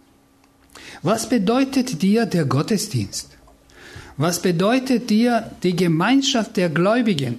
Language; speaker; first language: German; non-native, fluent; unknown